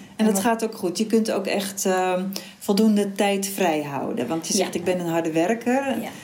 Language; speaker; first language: Dutch; native; Dutch